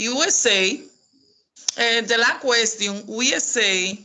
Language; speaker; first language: English; non-native, learner; Spanish